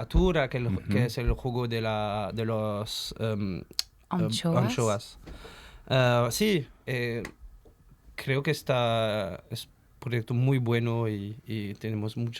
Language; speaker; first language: Spanish; non-native, learner; French